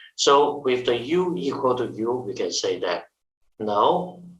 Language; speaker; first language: English; non-native, fluent; Chinese